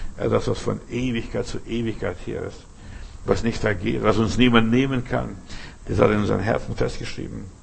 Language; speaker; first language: German; early bilingual, other home language; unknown